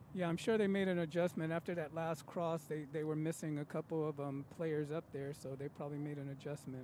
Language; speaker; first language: English; native; English